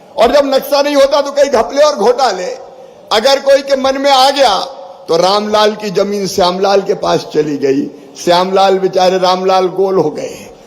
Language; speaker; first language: Hindi; native; Hindi